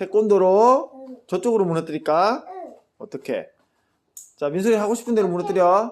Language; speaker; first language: Korean; native; Korean